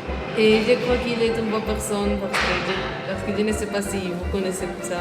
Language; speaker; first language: French; non-native, learner; Spanish